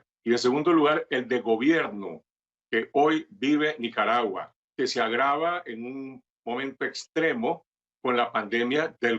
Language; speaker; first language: Spanish; native; Spanish